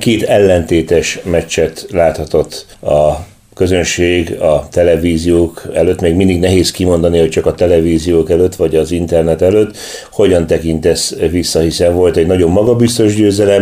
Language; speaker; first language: Hungarian; native; Hungarian